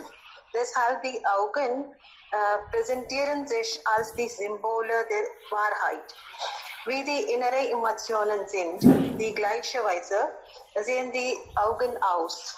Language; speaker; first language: German; non-native, learner; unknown